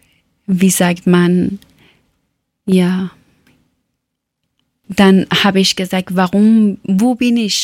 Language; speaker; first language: German; non-native, learner; Persian